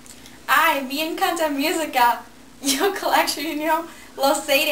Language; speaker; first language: Spanish; non-native, learner; English